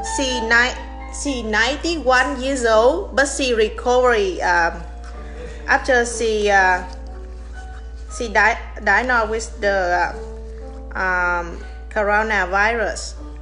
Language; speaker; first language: English; non-native, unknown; Vietnamese